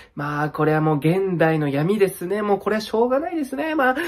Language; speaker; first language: Japanese; native; Japanese